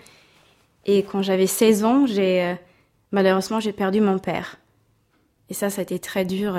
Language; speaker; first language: French; non-native, fluent; Swedish